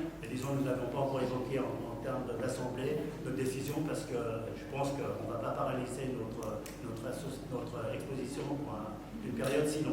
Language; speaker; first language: French; native; French